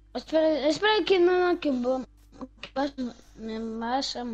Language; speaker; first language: Spanish; non-native, learner; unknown